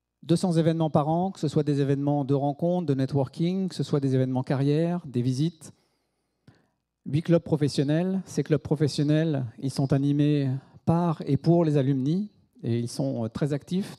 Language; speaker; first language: French; native; French